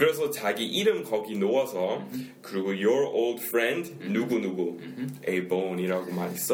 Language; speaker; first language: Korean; non-native, fluent; English